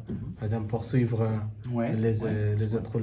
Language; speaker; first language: French; non-native, learner; Bangla